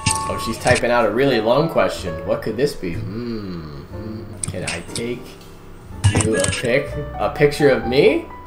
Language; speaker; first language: English; native; English